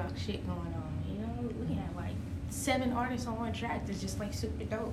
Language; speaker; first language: English; native; English